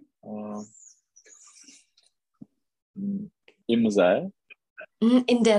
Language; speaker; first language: German; non-native, learner; Czech